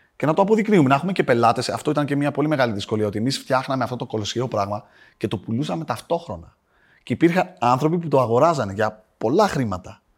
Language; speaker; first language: Greek; native; Greek